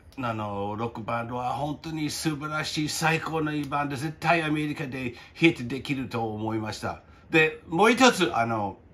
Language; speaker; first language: Japanese; non-native, fluent; English